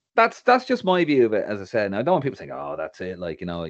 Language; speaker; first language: English; native; English